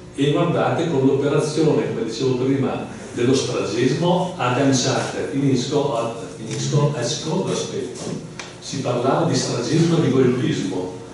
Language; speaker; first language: Italian; native; Italian